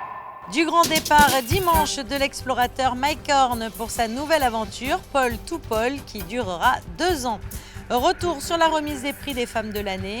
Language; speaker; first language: French; native; French